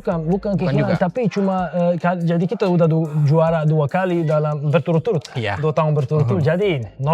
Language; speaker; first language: Indonesian; non-native, fluent; Serbian